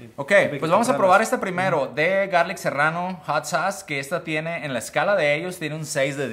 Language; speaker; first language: Spanish; native; Spanish